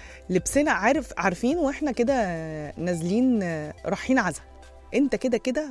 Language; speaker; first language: Arabic; native; Arabic